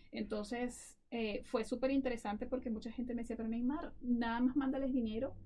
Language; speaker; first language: Spanish; native; Spanish